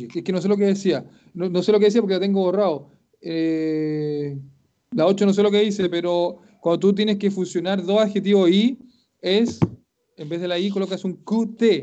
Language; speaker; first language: Spanish; native; Spanish